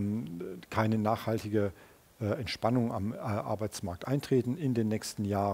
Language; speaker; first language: German; native; German